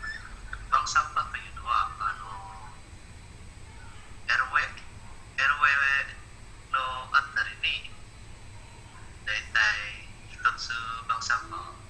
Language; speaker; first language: Japanese; non-native, learner; Indonesian